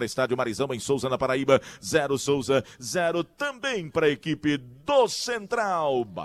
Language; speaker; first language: Portuguese; native; Portuguese